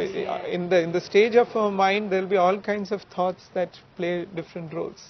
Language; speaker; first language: English; non-native, local second language; Malayalam